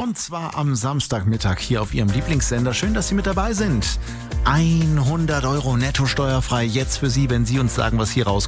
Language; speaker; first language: German; native; German